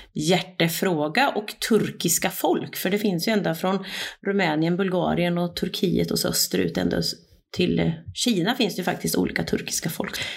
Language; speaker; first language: Swedish; native; Swedish